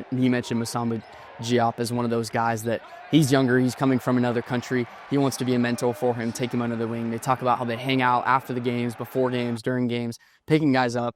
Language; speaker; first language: English; native; English